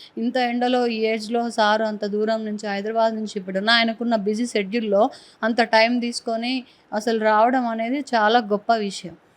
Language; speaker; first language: Telugu; native; Telugu